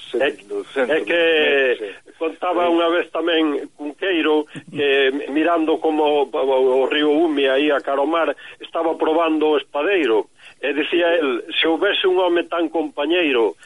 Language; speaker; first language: Galician; native; Galician